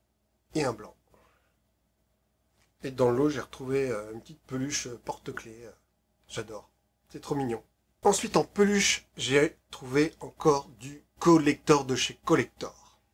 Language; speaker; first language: French; native; French